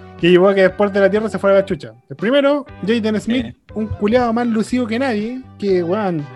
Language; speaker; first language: Spanish; native; Spanish